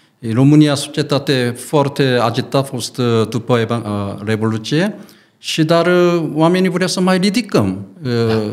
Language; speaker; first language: Romanian; non-native, learner; Korean